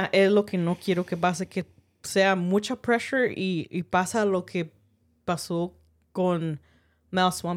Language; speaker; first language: Spanish; early bilingual, heritage; Spanish